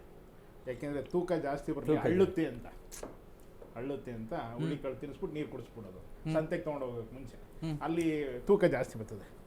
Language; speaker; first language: Kannada; native; Kannada